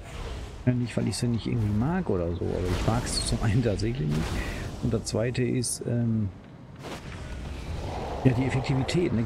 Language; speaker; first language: German; native; German